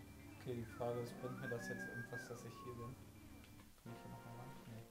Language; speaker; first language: German; native; German